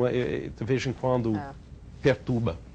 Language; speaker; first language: Portuguese; non-native, fluent; English